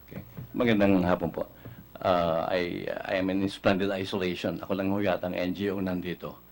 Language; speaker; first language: Filipino; native; Filipino